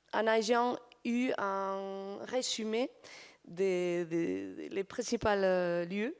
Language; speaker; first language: French; non-native, fluent; Spanish